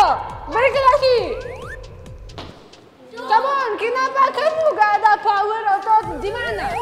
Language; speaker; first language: Indonesian; non-native, learner; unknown